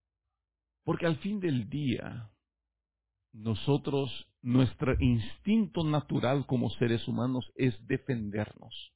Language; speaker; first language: Spanish; native; Spanish